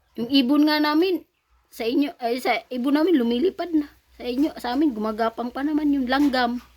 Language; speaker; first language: Filipino; non-native, local second language; Cebuano